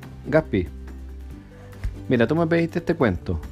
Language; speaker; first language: Spanish; native; Spanish